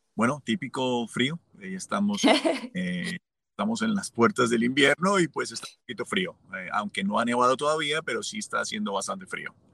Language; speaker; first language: Spanish; native; Spanish